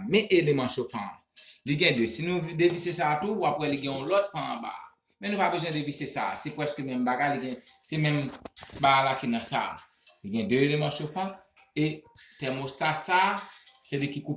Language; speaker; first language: French; non-native, local second language; Haitian Creole